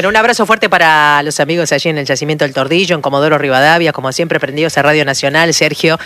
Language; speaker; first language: Spanish; native; Spanish